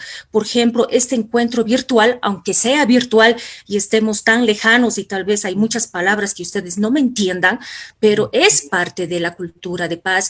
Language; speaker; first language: Spanish; native; Spanish